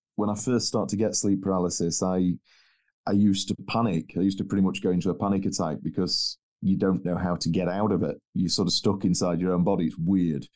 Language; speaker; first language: English; native; English